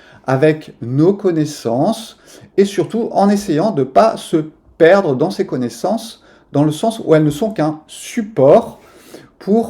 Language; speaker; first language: French; native; French